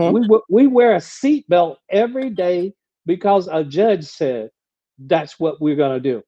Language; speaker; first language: English; native; English